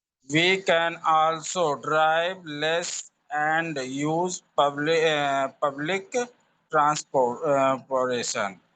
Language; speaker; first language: English; non-native, learner; Hindi